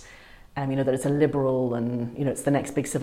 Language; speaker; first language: English; native; English